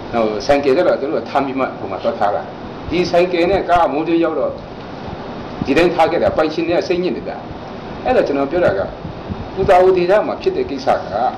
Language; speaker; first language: Burmese; non-native, local second language; Kachin